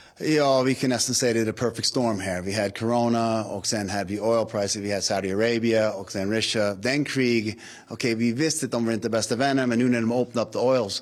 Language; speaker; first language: Swedish; non-native, fluent; English